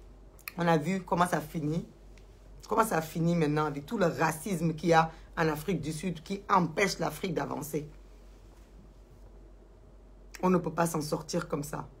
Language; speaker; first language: French; non-native, local second language; Wolof